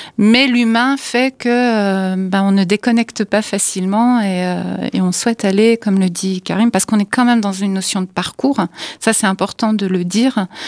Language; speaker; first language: French; native; French